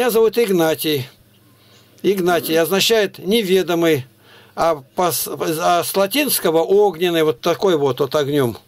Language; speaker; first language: Russian; native; Russian